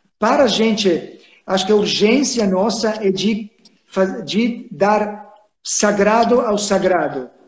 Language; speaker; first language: Portuguese; non-native, fluent; Serbian